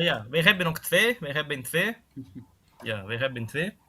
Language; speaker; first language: Dutch; non-native, fluent; Italian